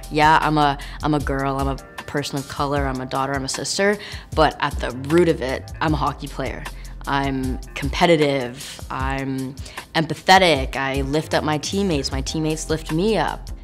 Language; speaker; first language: English; native; English